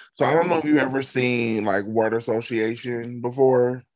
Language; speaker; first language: English; native; English